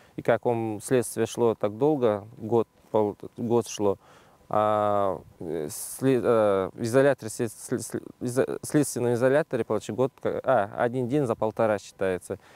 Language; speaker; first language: Russian; non-native, local second language; Kazakh